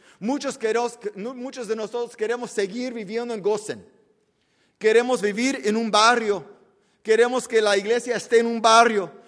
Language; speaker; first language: Spanish; early bilingual, heritage; Spanish